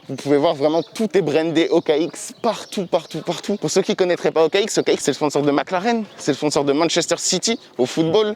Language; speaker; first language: French; native; French